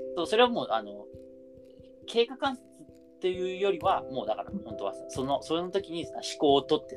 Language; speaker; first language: Japanese; native; Japanese